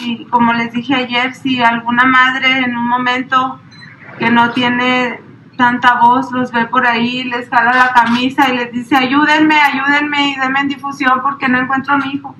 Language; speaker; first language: Spanish; native; Spanish